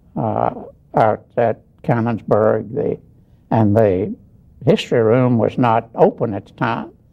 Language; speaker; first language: English; native; English